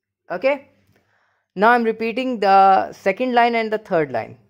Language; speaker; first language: English; non-native, local second language; Hindi